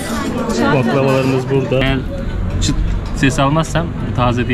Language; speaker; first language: Turkish; native; Turkish